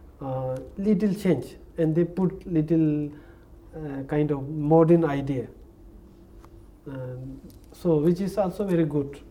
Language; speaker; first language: English; non-native, learner; Tibetan